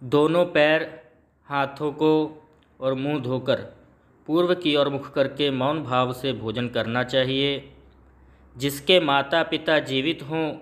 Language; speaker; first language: Hindi; native; Hindi